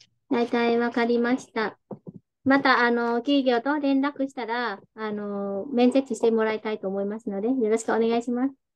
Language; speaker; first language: Japanese; non-native, fluent; Vietnamese